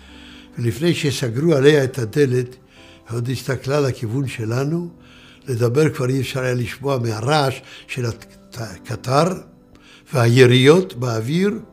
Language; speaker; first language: Hebrew; early bilingual, other home language; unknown